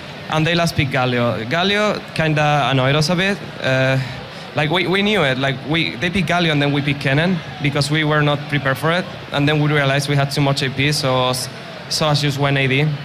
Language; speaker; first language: English; non-native, fluent; Spanish